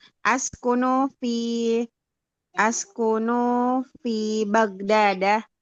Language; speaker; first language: Arabic; non-native, learner; Indonesian